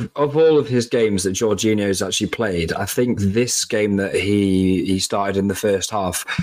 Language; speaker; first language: English; native; English